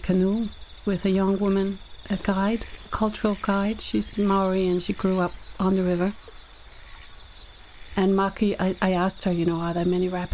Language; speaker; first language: English; native; English